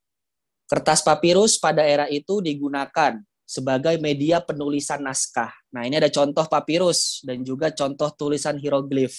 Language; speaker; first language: Indonesian; native; Indonesian